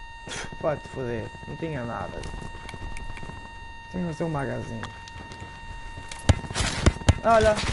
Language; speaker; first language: Portuguese; native; Portuguese